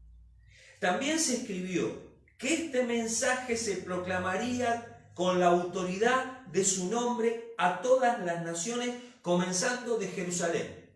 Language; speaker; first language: Spanish; native; Spanish